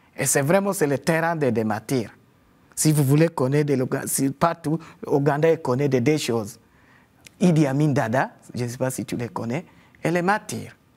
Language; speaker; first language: French; non-native, fluent; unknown